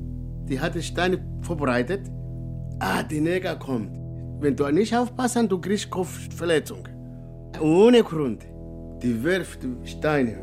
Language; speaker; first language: German; non-native, learner; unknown